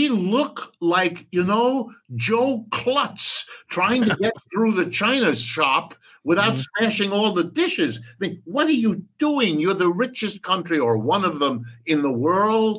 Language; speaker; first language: English; early bilingual, other home language; French